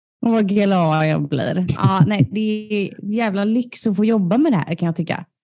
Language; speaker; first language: Swedish; native; Swedish